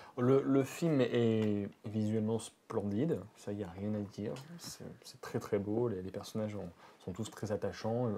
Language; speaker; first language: French; native; French